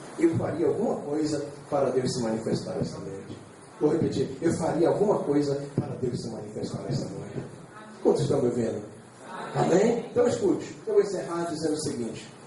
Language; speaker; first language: Portuguese; native; Portuguese